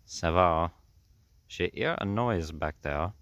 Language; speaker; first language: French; non-native, learner; English